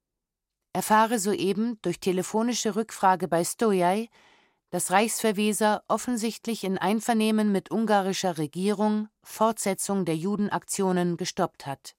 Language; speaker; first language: German; native; German